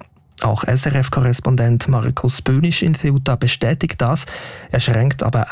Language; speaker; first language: German; native; German